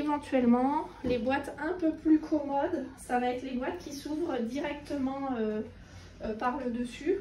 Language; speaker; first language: French; native; French